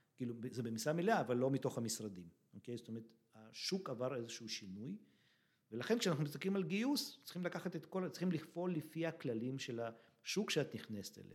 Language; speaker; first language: Hebrew; early bilingual, other home language; Russian